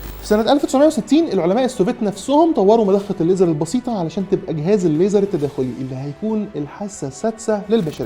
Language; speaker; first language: Arabic; native; Arabic